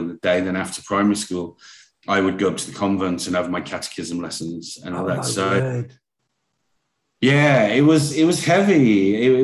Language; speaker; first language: English; native; English